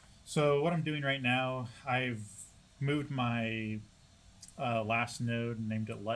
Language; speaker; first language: English; native; English